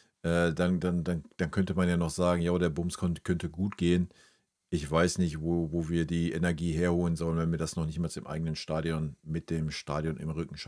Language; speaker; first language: German; native; German